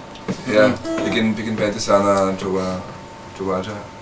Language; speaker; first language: Indonesian; non-native, learner; German